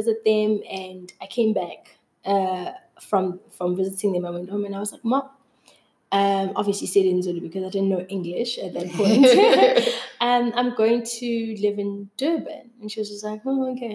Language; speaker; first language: English; early bilingual, other home language; Zulu